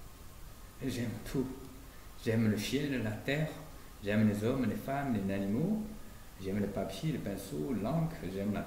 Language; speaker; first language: French; non-native, fluent; Chinese